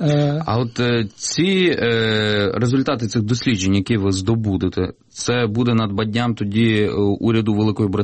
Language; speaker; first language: Ukrainian; native; Ukrainian